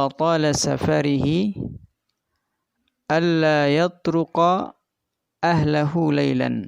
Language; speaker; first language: Arabic; non-native, fluent; Indonesian